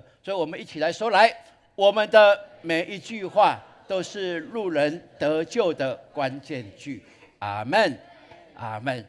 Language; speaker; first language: Chinese; native; Chinese